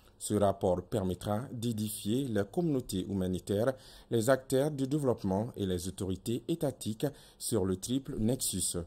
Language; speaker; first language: French; non-native, local second language; Bambara